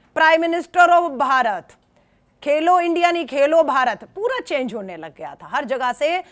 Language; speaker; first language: Hindi; native; Hindi